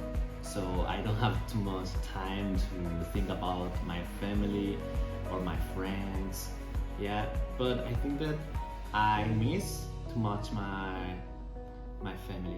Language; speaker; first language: English; non-native, learner; Spanish